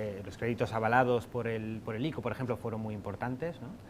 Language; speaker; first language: Spanish; native; Spanish